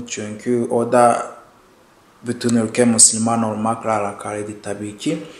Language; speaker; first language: Turkish; non-native, fluent; Arabic